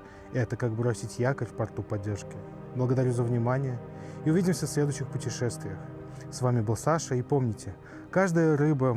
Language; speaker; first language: Russian; native; Russian